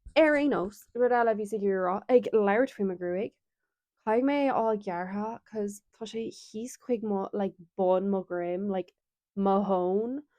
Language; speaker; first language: Irish; non-native, local second language; English